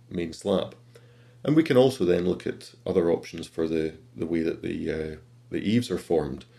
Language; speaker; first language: English; native; English